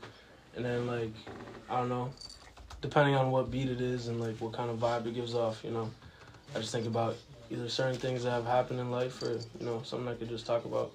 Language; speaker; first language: English; early bilingual, other home language; Ukrainian